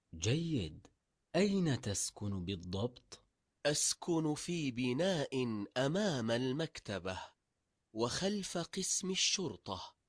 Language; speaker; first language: Arabic; non-native, learner; Urdu